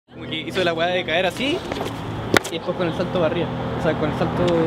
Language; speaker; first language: Spanish; native; Spanish